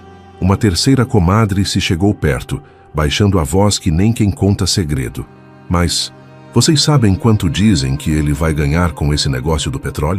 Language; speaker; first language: Portuguese; native; Portuguese